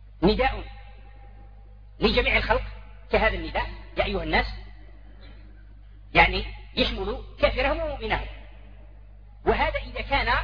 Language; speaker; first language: Arabic; native; Arabic